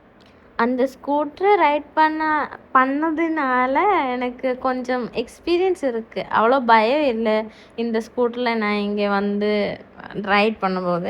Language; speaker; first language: Tamil; non-native, learner; Malayalam